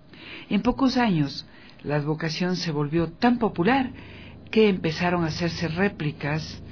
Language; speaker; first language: Spanish; native; Spanish